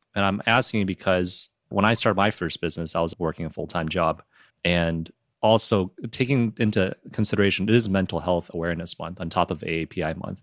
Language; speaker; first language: English; early bilingual, other home language; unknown